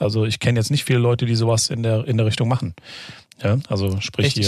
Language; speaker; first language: German; native; German